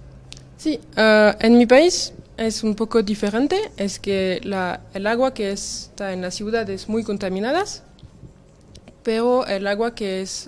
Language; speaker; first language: Spanish; non-native, learner; French